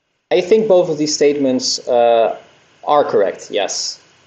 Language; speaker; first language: English; non-native, fluent; Dutch